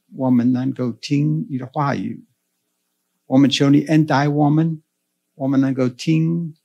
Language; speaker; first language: Chinese; non-native, fluent; English